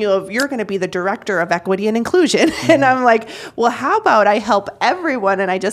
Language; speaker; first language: English; native; English